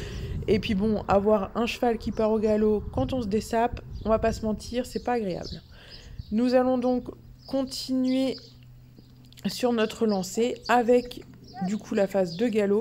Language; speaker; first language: French; native; French